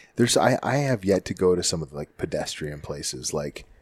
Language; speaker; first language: English; native; English